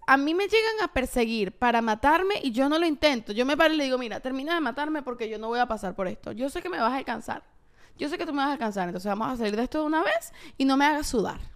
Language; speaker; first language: Spanish; native; Spanish